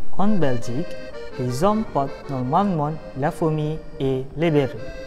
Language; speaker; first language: French; non-native, learner; Malay